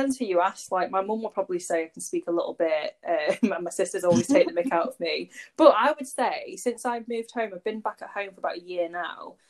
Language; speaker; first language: English; native; English